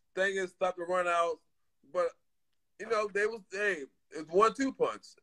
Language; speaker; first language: English; native; English